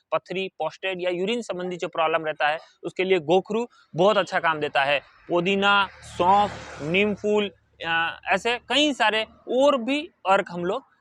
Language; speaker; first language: Hindi; native; Hindi